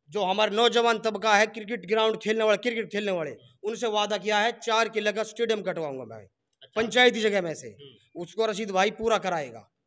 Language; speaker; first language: Hindi; native; Hindi